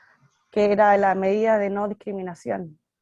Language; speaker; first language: Spanish; native; Spanish